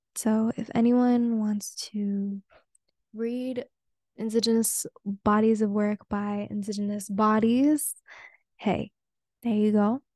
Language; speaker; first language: English; early bilingual, other home language; Spanish